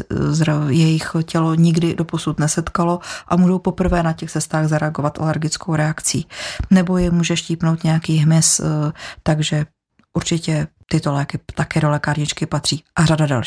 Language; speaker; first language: Czech; native; Czech